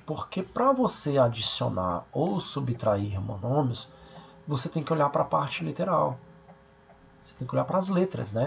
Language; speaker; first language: Portuguese; native; Portuguese